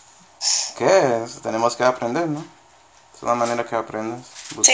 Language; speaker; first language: Spanish; non-native, fluent; English